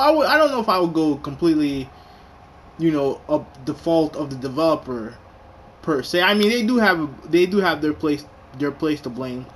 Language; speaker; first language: English; native; English